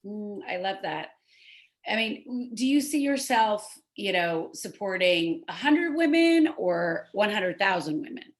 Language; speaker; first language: English; native; English